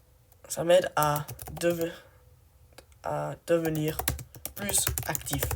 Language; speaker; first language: French; non-native, learner; English